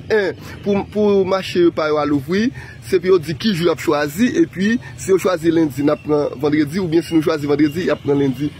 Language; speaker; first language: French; non-native, local second language; Haitian Creole